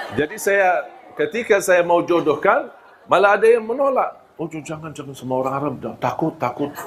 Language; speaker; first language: Malay; non-native, fluent; Arabic